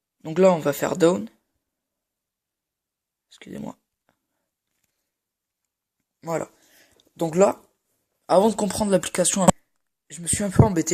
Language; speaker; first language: French; native; French